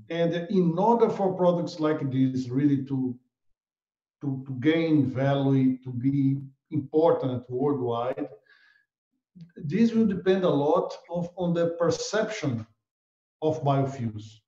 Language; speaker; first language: English; non-native, fluent; Portuguese